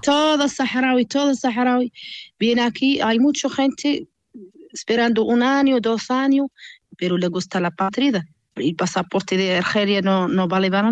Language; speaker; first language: Spanish; non-native, learner; Arabic